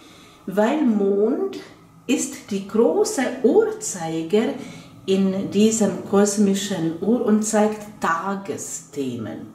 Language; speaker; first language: German; non-native, fluent; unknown